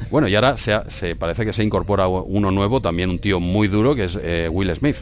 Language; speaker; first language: Spanish; native; Spanish